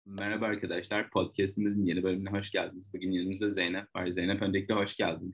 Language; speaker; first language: Turkish; native; Turkish